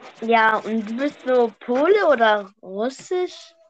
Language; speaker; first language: German; early bilingual, other home language; Vietnamese